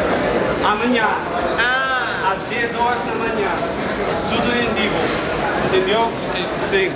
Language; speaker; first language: Portuguese; non-native, learner; Spanish